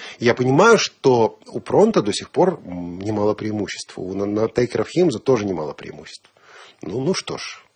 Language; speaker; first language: Russian; native; Russian